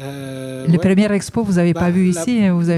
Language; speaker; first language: French; native; French